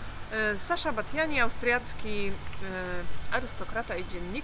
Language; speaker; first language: Polish; native; Polish